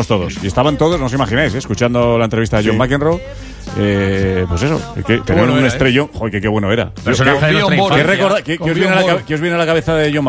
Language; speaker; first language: Spanish; native; Spanish